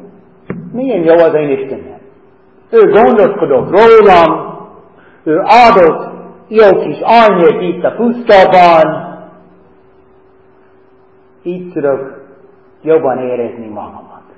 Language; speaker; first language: Hungarian; non-native, fluent; English